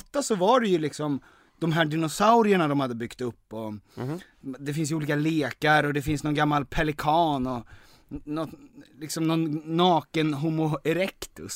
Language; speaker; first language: Swedish; native; Swedish